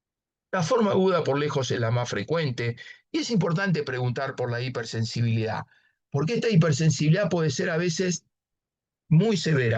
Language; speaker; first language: Spanish; native; Spanish